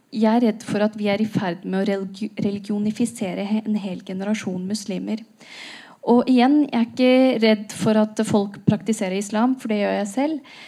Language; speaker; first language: Norwegian; native; Norwegian